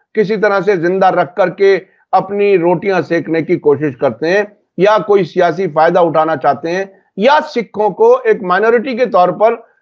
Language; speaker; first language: Hindi; native; Hindi